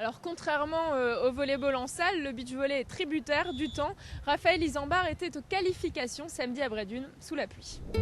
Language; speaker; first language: French; native; French